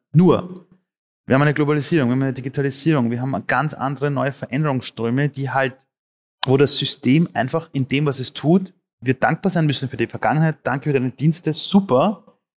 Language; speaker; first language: German; early bilingual, other home language; Persian